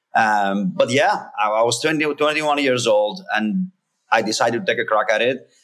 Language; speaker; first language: English; non-native, fluent; Greek